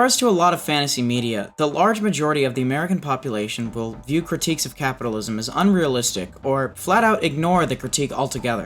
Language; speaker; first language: English; native; English